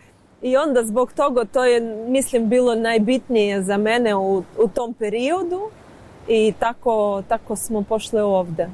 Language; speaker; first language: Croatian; non-native, learner; Ukrainian